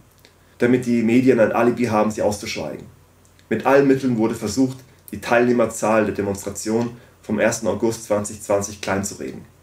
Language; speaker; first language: German; native; German